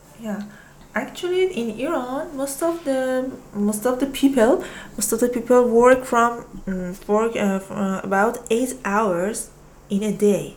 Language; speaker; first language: English; non-native, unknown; Persian